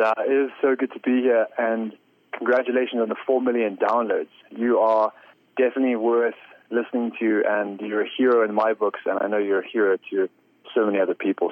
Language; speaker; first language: English; native; English